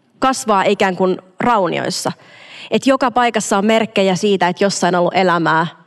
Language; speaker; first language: Finnish; native; Finnish